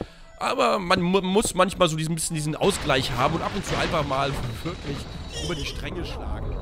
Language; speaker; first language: German; native; German